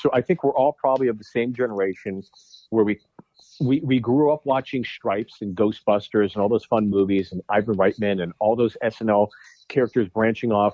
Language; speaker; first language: English; native; English